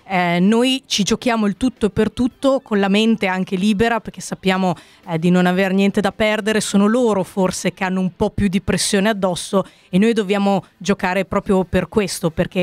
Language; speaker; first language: Italian; native; Italian